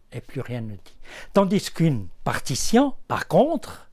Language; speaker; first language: French; non-native, local second language; Arabic